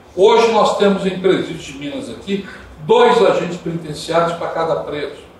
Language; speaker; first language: Portuguese; non-native, fluent; Dutch